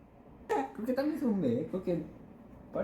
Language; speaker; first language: Spanish; non-native, learner; Korean